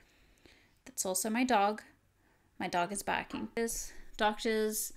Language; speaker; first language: English; native; English